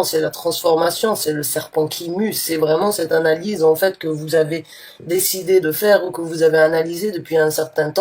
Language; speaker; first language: French; native; French